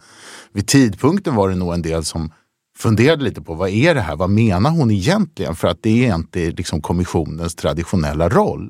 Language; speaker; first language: Swedish; native; Swedish